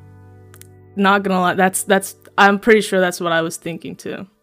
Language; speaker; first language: English; early bilingual, other home language; Sinhala